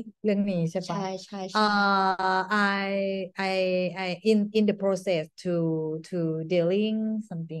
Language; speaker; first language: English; non-native, learner; Thai